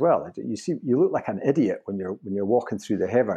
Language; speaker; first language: English; native; English